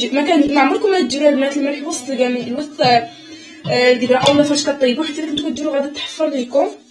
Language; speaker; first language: Arabic; native; Arabic